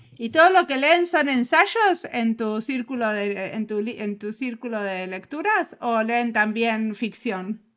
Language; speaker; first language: Spanish; native; Spanish